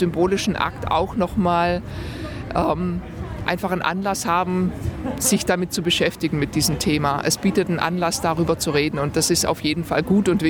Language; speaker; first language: German; native; German